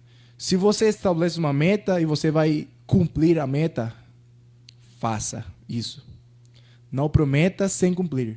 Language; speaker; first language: Portuguese; non-native, fluent; Spanish